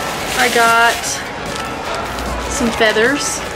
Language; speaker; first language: English; native; English